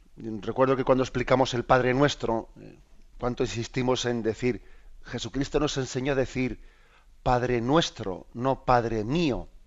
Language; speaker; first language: Spanish; native; Spanish